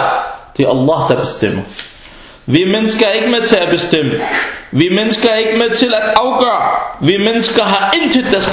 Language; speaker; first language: Danish; non-native, fluent; Arabic